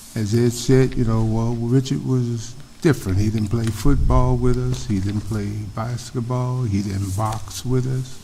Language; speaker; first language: English; native; English